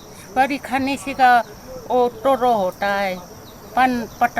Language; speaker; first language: Hindi; non-native, local second language; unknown